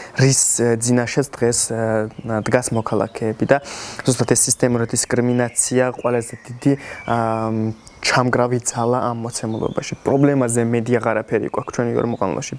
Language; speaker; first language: Georgian; non-native, local second language; Azerbaijani